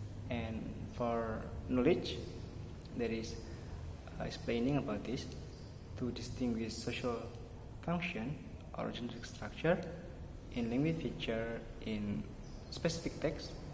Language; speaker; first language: English; non-native, learner; Indonesian